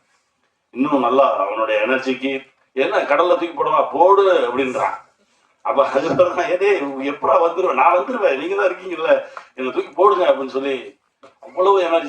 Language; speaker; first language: Tamil; native; Tamil